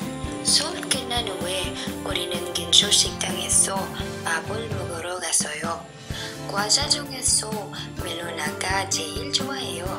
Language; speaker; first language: Korean; non-native, learner; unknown